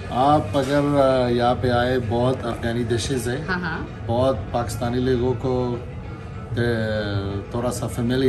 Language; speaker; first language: Hindi; non-native, learner; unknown